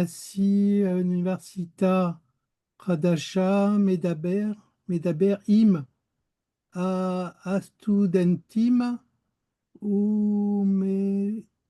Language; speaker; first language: Hebrew; non-native, learner; French